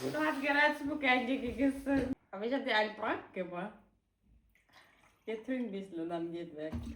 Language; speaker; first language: German; non-native, learner; French